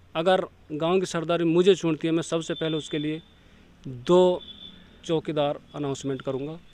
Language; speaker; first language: Hindi; native; Hindi